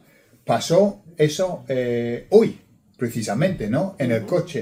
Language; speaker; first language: Spanish; non-native, fluent; English